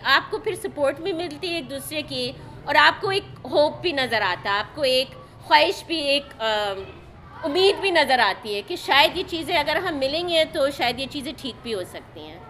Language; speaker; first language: Urdu; early bilingual, heritage; Urdu